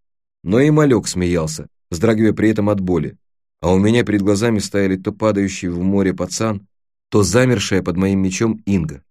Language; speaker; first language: Russian; native; Russian